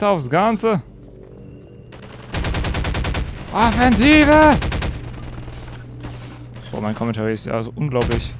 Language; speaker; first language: German; native; German